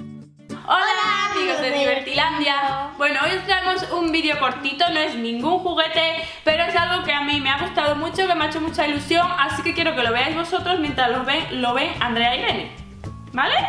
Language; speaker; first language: Spanish; native; Spanish